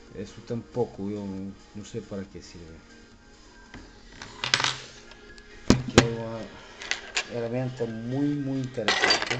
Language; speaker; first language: Spanish; non-native, fluent; Bulgarian